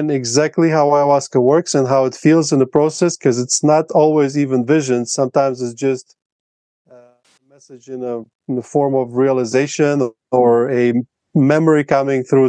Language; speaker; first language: English; non-native, fluent; Russian